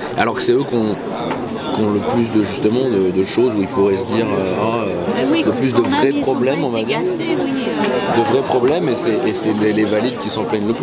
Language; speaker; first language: French; native; French